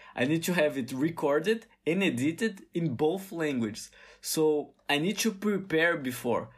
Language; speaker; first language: English; non-native, fluent; Portuguese